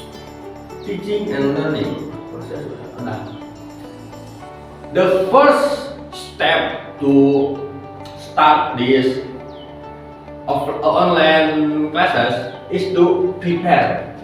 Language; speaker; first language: English; non-native, learner; Indonesian